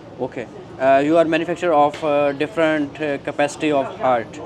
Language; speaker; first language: English; non-native, learner; Urdu